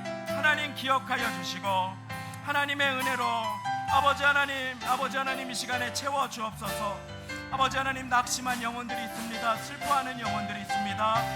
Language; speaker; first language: Korean; native; Korean